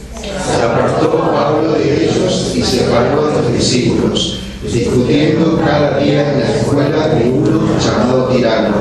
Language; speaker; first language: Spanish; non-native, fluent; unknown